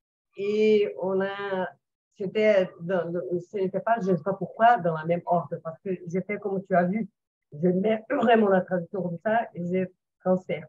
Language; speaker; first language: French; non-native, fluent; Portuguese